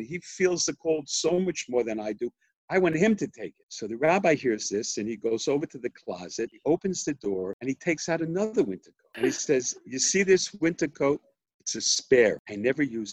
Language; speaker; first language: English; native; English